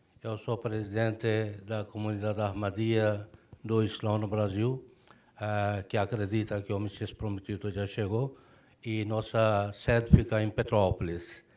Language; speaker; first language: Portuguese; non-native, fluent; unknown